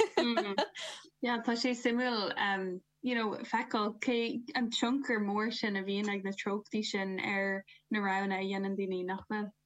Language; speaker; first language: Irish; non-native, local second language; English